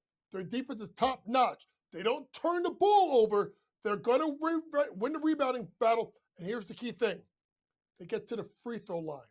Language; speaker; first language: English; native; English